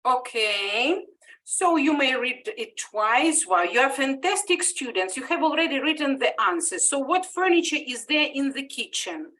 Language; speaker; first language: English; non-native, fluent; Ukrainian